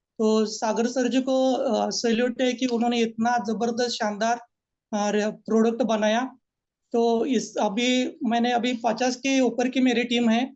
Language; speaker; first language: Hindi; non-native, local second language; Marathi